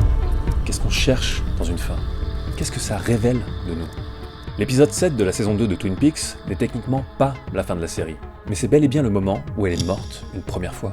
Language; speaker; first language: French; native; French